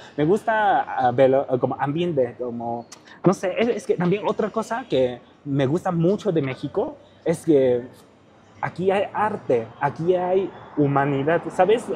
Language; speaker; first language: Spanish; non-native, fluent; Chinese